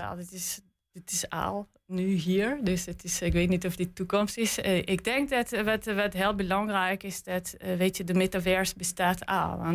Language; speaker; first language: Dutch; non-native, learner; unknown